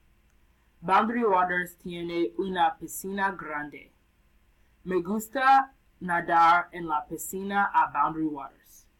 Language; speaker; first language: Spanish; non-native, learner; English